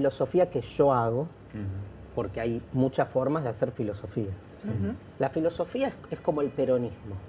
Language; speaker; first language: Spanish; native; Spanish